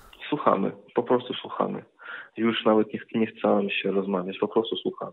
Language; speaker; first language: Polish; non-native, fluent; Ukrainian